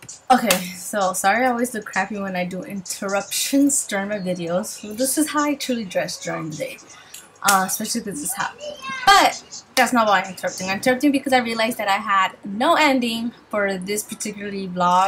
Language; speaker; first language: English; early bilingual, other home language; Spanish